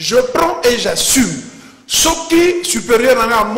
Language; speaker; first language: French; non-native, local second language; Lingala